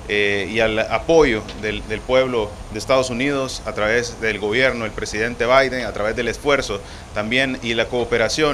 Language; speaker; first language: Spanish; native; Spanish